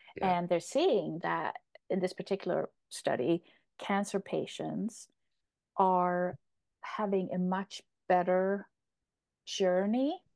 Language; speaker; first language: English; non-native, fluent; Polish